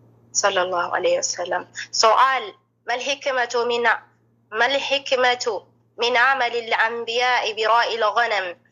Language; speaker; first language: Arabic; non-native, fluent; Oromo